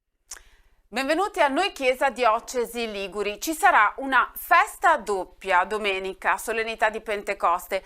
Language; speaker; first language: Italian; native; Italian